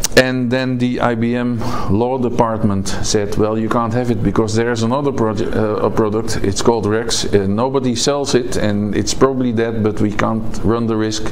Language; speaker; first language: English; non-native, fluent; Dutch